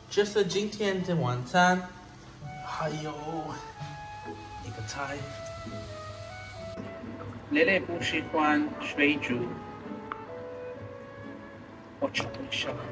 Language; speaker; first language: Chinese; non-native, learner; English